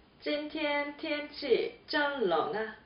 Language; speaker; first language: Chinese; non-native, learner; Korean